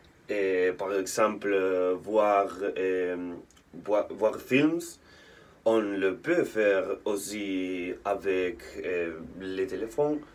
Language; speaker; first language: French; non-native, learner; Spanish